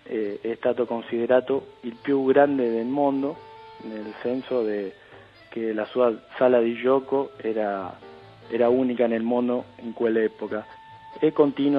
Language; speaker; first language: Italian; early bilingual, heritage; Spanish